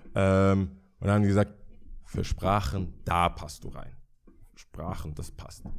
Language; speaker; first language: German; early bilingual, other home language; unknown